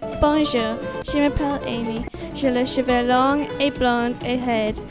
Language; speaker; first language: French; non-native, learner; English